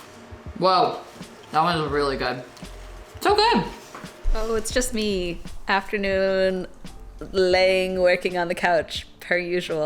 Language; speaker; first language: English; native; English